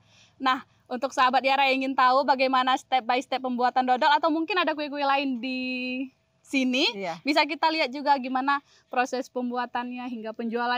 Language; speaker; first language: Indonesian; native; Indonesian